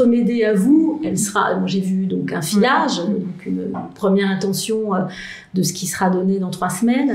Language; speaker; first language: French; native; French